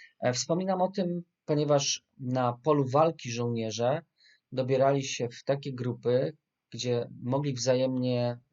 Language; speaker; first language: Polish; native; Polish